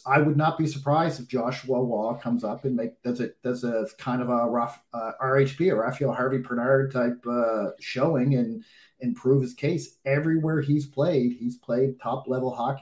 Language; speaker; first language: English; native; English